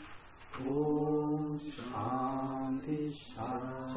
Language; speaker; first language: Japanese; non-native, learner; Bangla